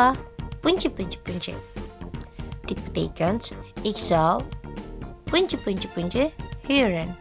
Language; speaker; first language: Dutch; non-native, learner; Indonesian